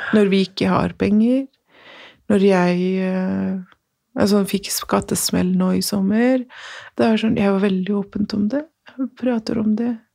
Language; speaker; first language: Norwegian; non-native, fluent; Persian